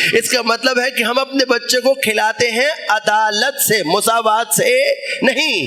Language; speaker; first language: Urdu; non-native, local second language; Punjabi